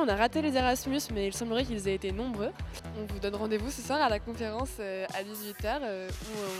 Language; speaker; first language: French; native; French